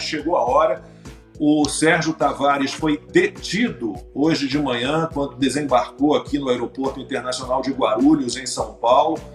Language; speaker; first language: Portuguese; native; Portuguese